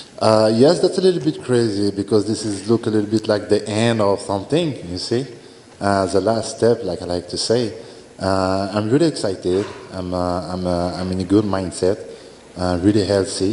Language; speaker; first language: English; non-native, learner; French